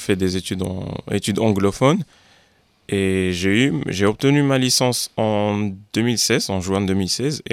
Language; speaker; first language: French; non-native, local second language; Arabic